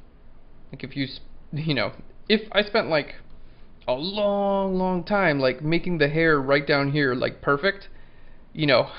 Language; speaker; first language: English; native; English